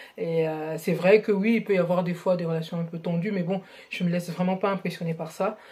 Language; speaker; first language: French; non-native, local second language; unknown